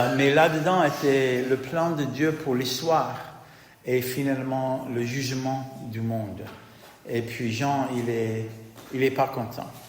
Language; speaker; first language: French; non-native, fluent; English